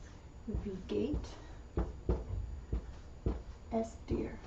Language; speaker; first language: German; non-native, learner; English